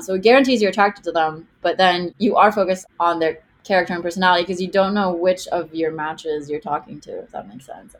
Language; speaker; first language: English; non-native, fluent; Hebrew